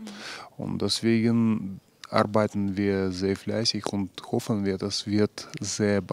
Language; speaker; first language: German; non-native, fluent; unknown